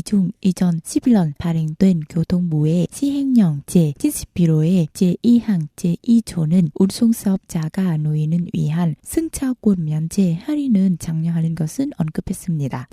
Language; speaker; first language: Korean; non-native, fluent; Vietnamese